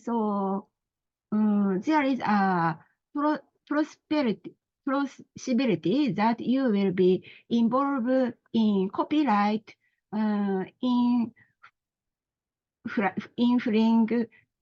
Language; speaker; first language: English; non-native, learner; Japanese